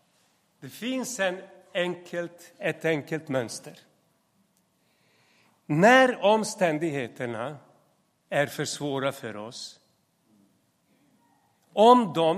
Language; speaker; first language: Swedish; non-native, fluent; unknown